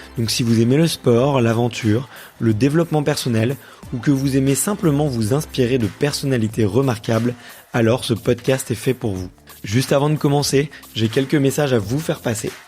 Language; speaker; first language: French; native; French